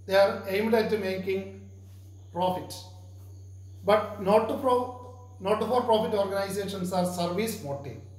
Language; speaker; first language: English; non-native, local second language; Malayalam